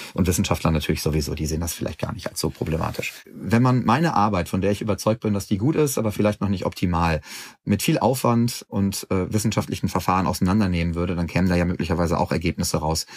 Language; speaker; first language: German; native; German